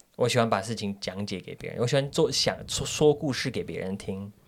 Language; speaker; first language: Chinese; native; Chinese